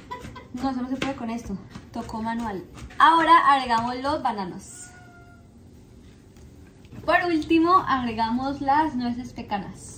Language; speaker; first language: Spanish; native; Spanish